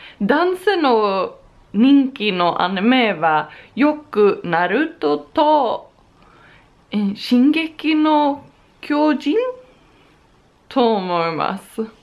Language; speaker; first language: Japanese; non-native, learner; Swedish